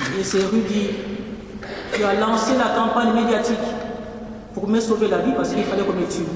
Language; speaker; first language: French; non-native, local second language; Lingala